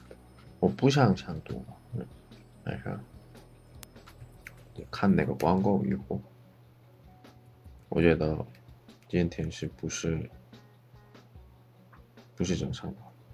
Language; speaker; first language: Chinese; non-native, learner; Korean